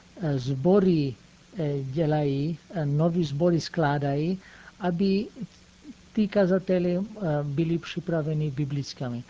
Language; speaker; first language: Czech; non-native, fluent; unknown